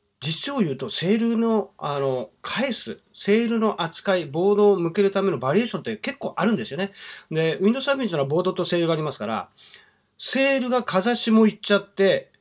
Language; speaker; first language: Japanese; native; Japanese